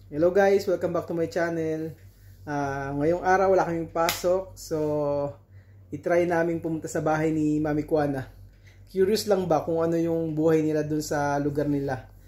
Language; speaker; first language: Filipino; native; Filipino